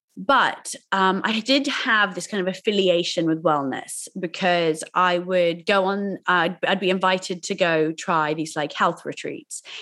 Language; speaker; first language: English; native; English